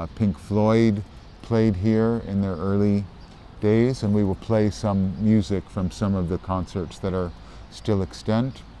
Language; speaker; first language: English; native; English